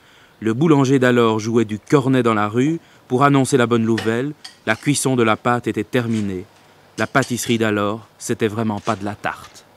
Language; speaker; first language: French; native; French